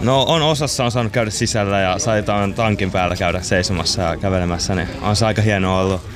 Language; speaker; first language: Finnish; native; Finnish